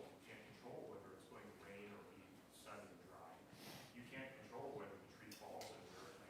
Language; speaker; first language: English; native; English